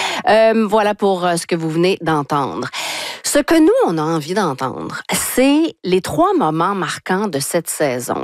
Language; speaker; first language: French; native; French